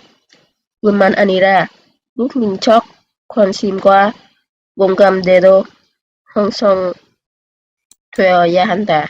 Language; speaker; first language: Korean; non-native, learner; Vietnamese